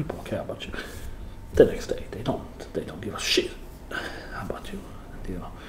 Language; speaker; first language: English; non-native, learner; Italian